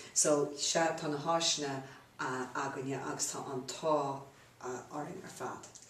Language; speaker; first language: Irish; non-native, local second language; English